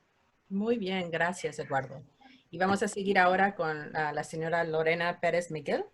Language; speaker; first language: Spanish; early bilingual, heritage; Spanish